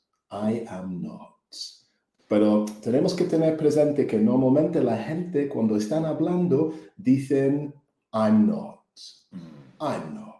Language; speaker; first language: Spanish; non-native, fluent; English